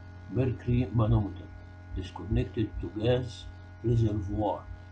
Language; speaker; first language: English; non-native, fluent; Arabic